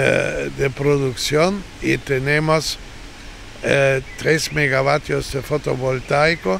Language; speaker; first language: Spanish; non-native, fluent; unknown